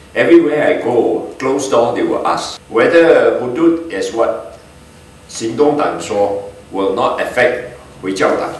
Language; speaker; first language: English; non-native, local second language; Min Nan Chinese